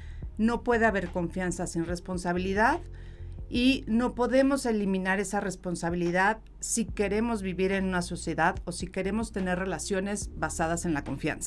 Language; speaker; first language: Spanish; native; Spanish